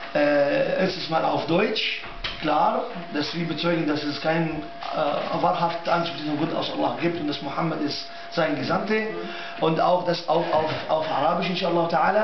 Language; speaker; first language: German; non-native, learner; Arabic